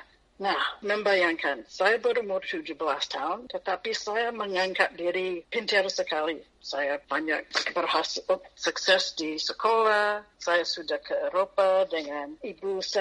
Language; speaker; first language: Indonesian; non-native, fluent; English